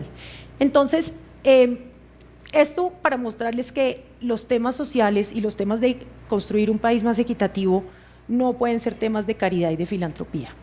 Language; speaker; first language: Spanish; native; Spanish